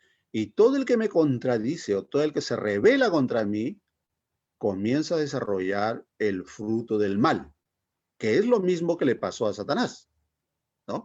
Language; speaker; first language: Spanish; native; Spanish